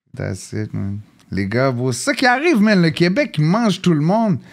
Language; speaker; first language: French; early bilingual, other home language; English